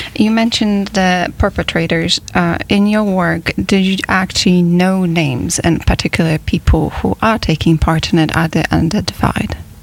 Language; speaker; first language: English; non-native, fluent; Polish